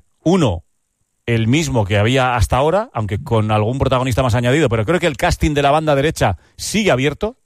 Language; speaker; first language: Spanish; native; Spanish